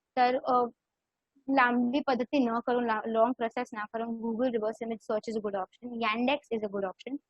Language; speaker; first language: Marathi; non-native, local second language; Gujarati